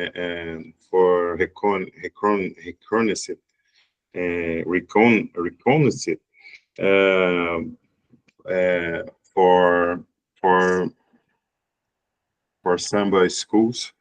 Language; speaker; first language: English; non-native, learner; Portuguese